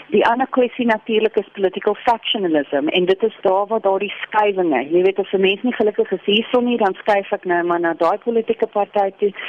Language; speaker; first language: Afrikaans; non-native, local second language; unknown